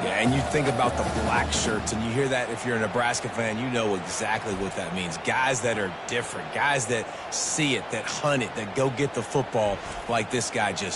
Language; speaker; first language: English; native; English